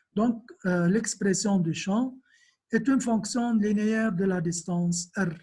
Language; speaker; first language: French; non-native, local second language; Arabic